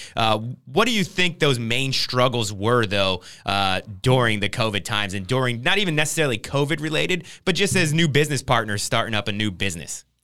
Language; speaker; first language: English; native; English